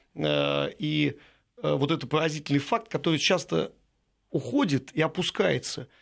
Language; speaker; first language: Russian; native; Russian